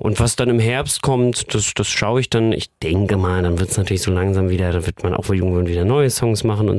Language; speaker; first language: German; native; German